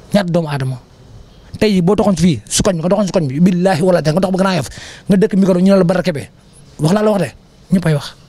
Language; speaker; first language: Wolof; native; Wolof